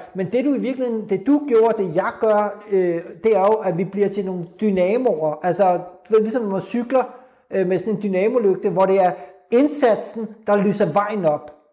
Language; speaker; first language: Danish; early bilingual, other home language; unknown